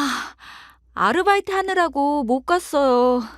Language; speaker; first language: Korean; non-native, learner; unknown